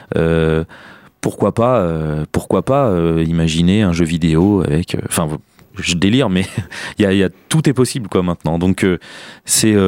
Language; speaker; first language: French; native; French